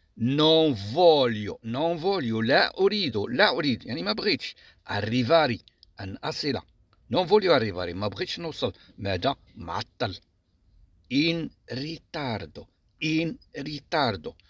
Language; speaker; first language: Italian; non-native, fluent; Arabic